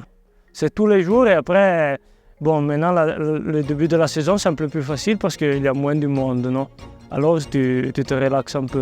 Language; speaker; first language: French; non-native, local second language; Italian